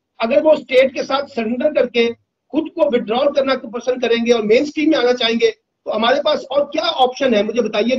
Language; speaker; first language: Urdu; native; Urdu